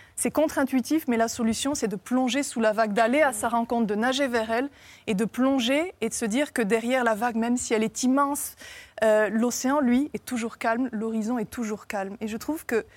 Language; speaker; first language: French; native; French